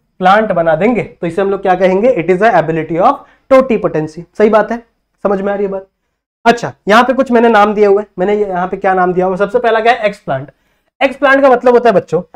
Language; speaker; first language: Hindi; native; Hindi